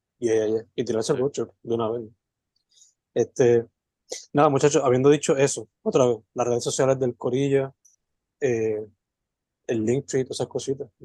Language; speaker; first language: Spanish; native; Spanish